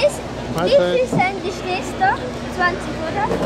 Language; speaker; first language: German; native; German